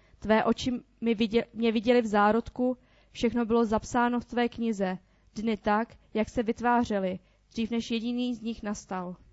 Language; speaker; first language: Czech; native; Czech